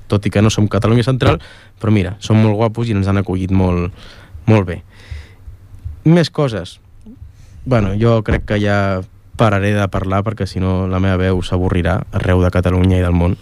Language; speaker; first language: Catalan; native; Catalan